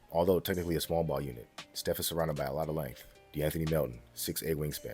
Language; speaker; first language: English; native; English